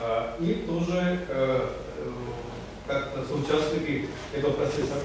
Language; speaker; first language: Russian; non-native, learner; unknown